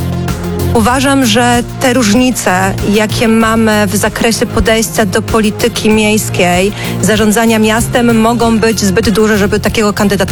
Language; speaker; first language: Polish; native; Polish